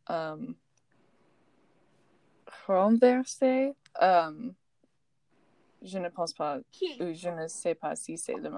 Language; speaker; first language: French; non-native, learner; English